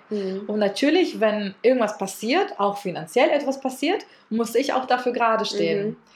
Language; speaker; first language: German; early bilingual, other home language; Ukrainian